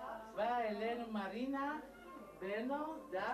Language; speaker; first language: Hebrew; non-native, learner; Georgian